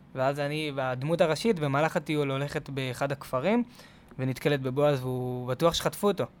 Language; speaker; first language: Hebrew; native; Hebrew